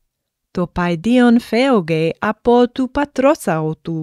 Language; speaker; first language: Greek; non-native, fluent; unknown